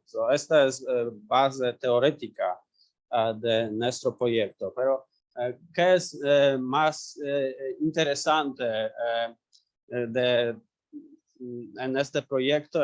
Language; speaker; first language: Spanish; non-native, learner; Polish